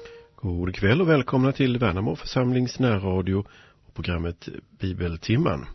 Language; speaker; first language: Swedish; native; Swedish